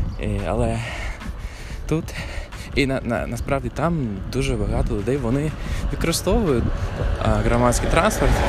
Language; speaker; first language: Ukrainian; non-native, fluent; English